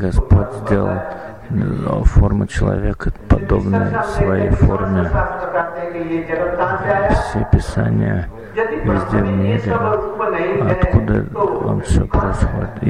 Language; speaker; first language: Russian; non-native, fluent; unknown